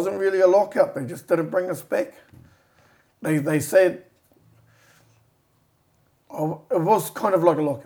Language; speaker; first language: English; native; English